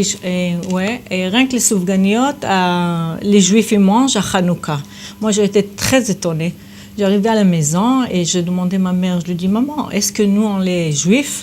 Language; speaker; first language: French; non-native, fluent; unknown